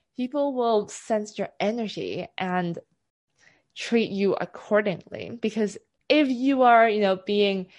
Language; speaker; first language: English; non-native, local second language; Cantonese